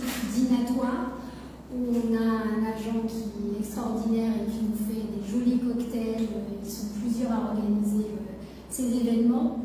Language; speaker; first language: French; native; French